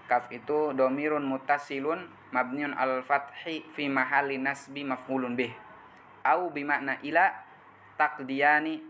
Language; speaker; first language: Arabic; non-native, fluent; Indonesian